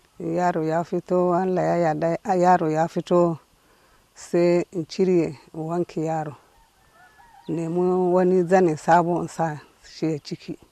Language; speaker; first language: Hausa; non-native, local second language; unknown